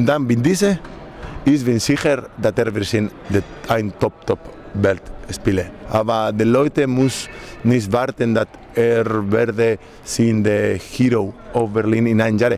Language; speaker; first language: German; non-native, learner; Spanish